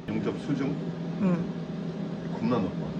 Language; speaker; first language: Korean; non-native, learner; French